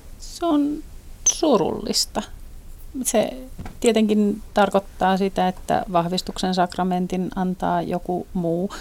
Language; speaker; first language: Finnish; non-native, local second language; Swedish